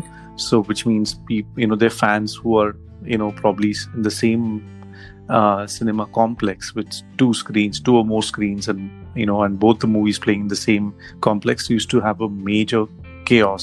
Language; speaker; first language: English; non-native, local second language; Tamil